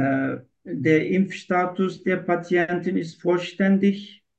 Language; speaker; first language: German; non-native, learner; Turkish